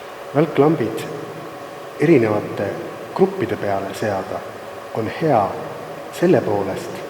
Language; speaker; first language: Estonian; native; Estonian